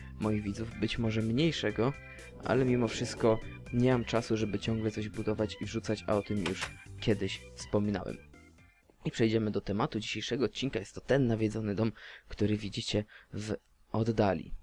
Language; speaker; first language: Polish; native; Polish